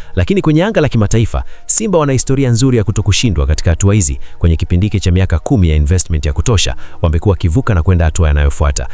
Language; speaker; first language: Swahili; native; Swahili